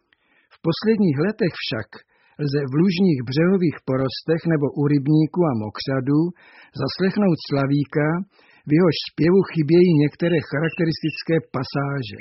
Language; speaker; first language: Czech; native; Czech